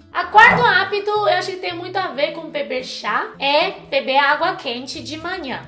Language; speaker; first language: Portuguese; non-native, fluent; Chinese